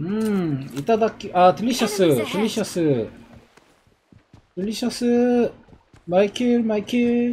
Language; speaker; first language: English; non-native, learner; Korean